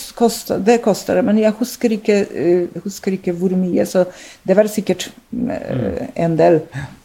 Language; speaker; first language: Norwegian; non-native, fluent; Polish